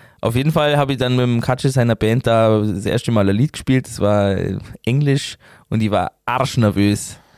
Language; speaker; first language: German; native; German